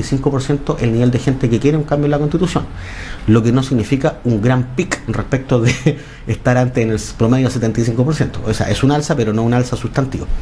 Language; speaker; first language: Spanish; native; Spanish